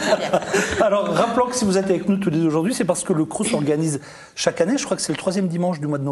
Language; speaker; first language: French; native; French